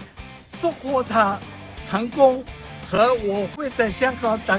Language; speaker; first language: Chinese; non-native, local second language; Cantonese